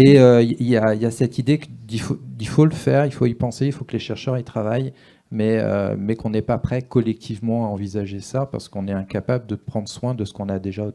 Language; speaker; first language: French; native; French